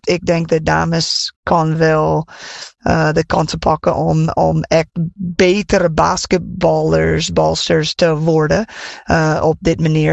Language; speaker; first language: Dutch; non-native, fluent; English